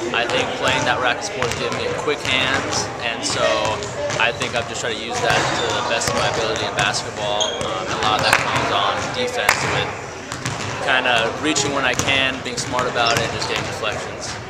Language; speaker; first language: English; native; English